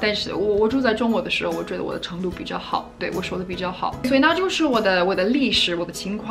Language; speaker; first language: Chinese; non-native, fluent; English